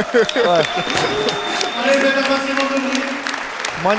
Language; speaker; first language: French; native; French